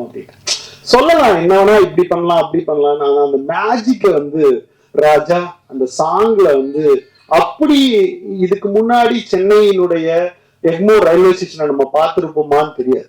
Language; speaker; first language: Tamil; native; Tamil